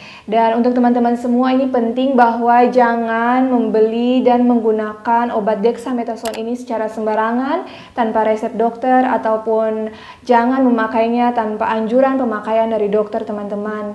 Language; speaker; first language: Indonesian; native; Indonesian